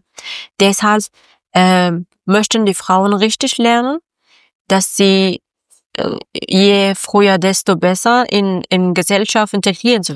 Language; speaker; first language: German; non-native, learner; Persian